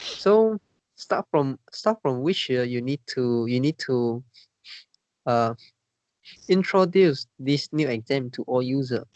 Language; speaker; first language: English; non-native, learner; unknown